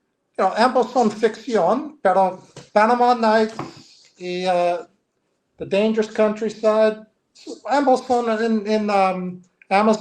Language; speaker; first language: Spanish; non-native, learner; English